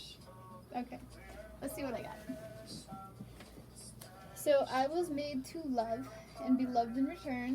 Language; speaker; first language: English; native; English